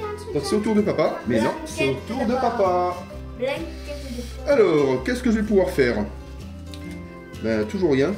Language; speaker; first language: French; native; French